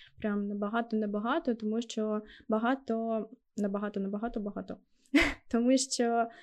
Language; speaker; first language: Ukrainian; native; Ukrainian